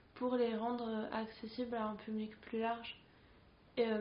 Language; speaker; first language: French; non-native, fluent; Spanish